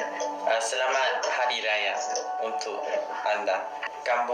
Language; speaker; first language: Indonesian; non-native, learner; English